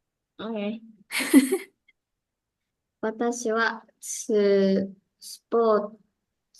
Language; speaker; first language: Japanese; non-native, learner; Indonesian